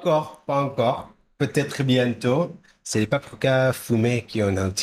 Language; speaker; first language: French; non-native, fluent; Hebrew